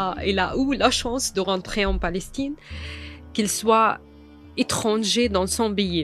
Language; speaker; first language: French; non-native, fluent; Arabic